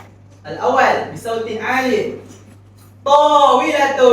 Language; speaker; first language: Arabic; non-native, learner; Malay